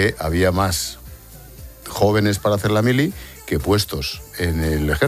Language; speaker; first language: Spanish; native; Spanish